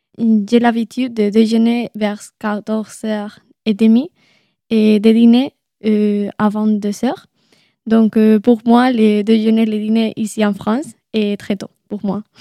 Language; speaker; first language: French; non-native, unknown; Spanish